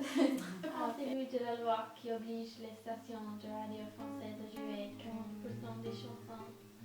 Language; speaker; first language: French; non-native, learner; English